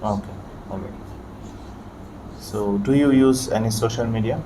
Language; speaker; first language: English; non-native, fluent; Bangla